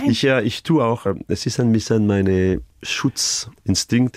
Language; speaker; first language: German; non-native, fluent; French